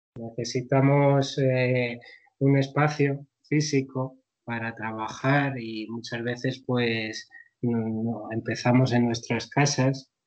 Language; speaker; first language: Spanish; native; Spanish